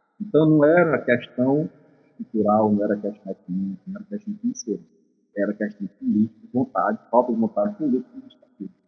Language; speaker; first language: Portuguese; native; Portuguese